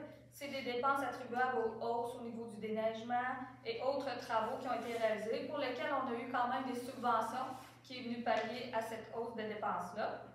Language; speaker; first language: French; native; French